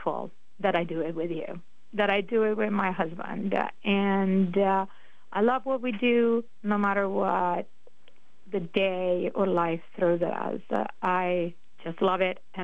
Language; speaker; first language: English; non-native, fluent; Italian